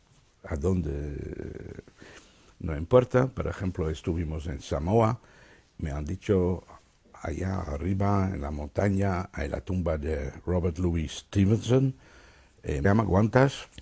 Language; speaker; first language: Spanish; non-native, fluent; Dutch